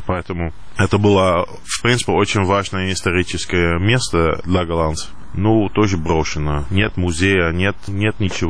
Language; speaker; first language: Russian; non-native, fluent; Dutch